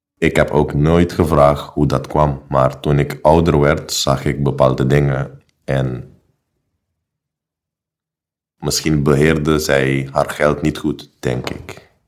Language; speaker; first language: Dutch; non-native, local second language; Papiamento